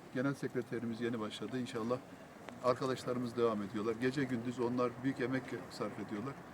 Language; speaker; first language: Turkish; native; Turkish